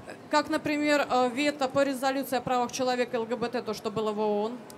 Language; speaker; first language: Russian; native; Russian